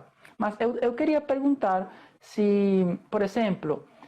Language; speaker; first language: Portuguese; non-native, fluent; Spanish